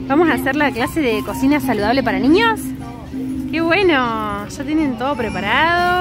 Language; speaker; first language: Spanish; native; Spanish